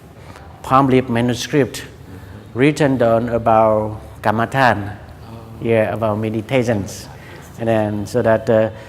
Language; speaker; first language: English; non-native, learner; Khmer